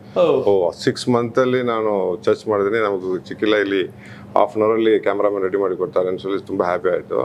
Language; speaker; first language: Kannada; non-native, learner; Tamil